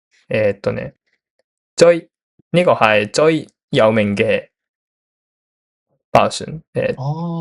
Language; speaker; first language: Cantonese; non-native, learner; Japanese